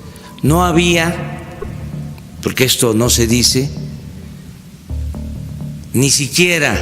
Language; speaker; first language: Spanish; native; Spanish